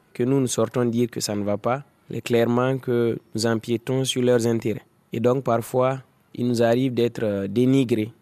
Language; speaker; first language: French; non-native, local second language; Fula